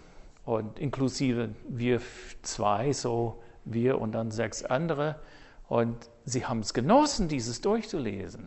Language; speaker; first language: German; non-native, fluent; English